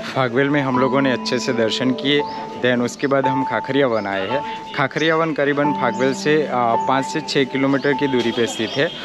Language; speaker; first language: Hindi; non-native, local second language; Gujarati